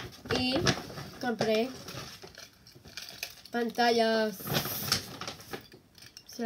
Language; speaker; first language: Spanish; early bilingual, heritage; Spanish